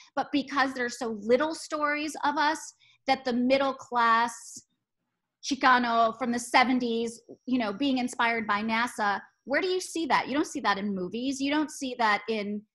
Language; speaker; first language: English; native; English